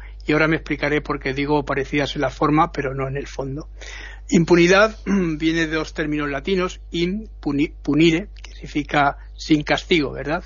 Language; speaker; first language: Spanish; native; Spanish